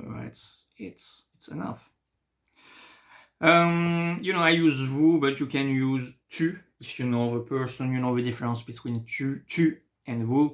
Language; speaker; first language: English; non-native, fluent; French